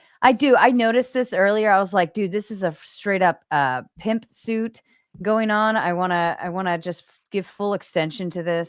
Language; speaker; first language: English; native; English